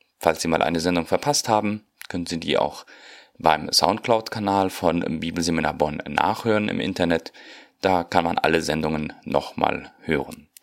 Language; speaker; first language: German; early bilingual, heritage; German